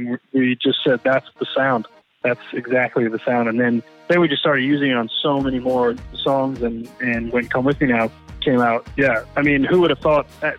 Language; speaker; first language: English; native; English